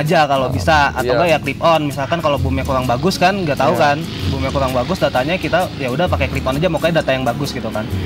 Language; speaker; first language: Indonesian; native; Indonesian